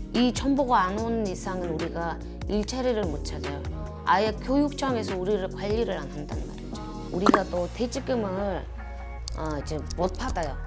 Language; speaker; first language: Korean; non-native, fluent; Mongolian